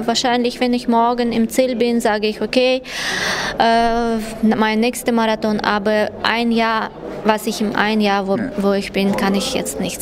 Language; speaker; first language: German; non-native, fluent; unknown